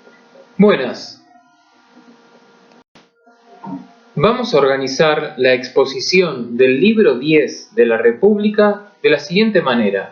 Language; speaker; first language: Spanish; native; Spanish